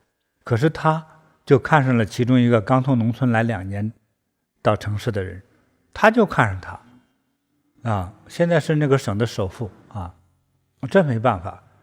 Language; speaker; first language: Chinese; native; Chinese